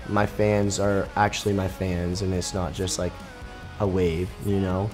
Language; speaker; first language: English; native; English